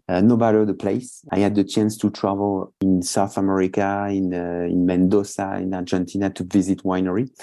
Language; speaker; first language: English; non-native, fluent; French